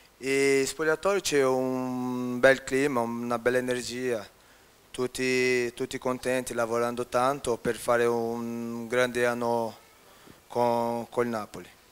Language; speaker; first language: Italian; non-native, fluent; Portuguese